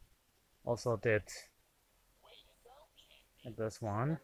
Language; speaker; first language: English; native; English